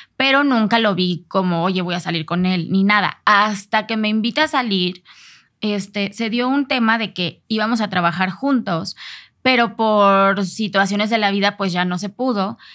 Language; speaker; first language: Spanish; native; Spanish